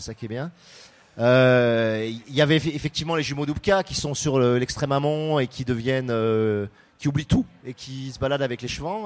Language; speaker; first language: French; native; French